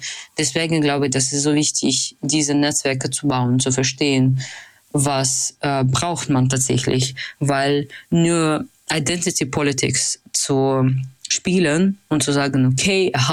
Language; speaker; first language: German; non-native, fluent; Russian